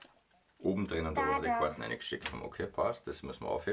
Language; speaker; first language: German; native; German